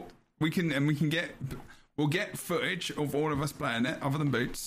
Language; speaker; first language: English; native; English